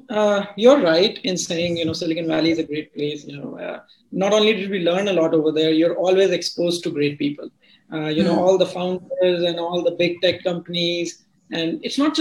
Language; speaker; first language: English; non-native, local second language; Hindi